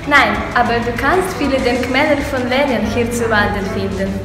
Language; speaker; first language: German; non-native, learner; Russian